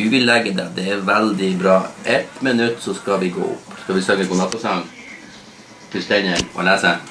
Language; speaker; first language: Norwegian; native; Norwegian